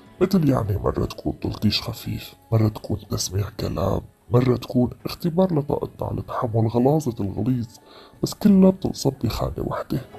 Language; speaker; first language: Arabic; native; Arabic